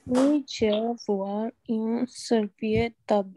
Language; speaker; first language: French; non-native, learner; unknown